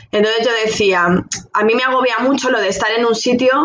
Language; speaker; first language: Spanish; native; Spanish